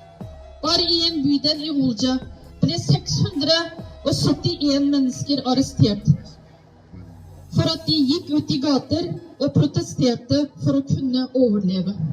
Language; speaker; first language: Norwegian; non-native, fluent; Uyghur